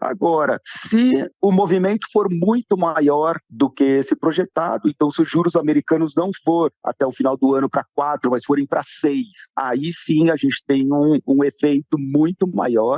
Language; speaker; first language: Portuguese; native; Portuguese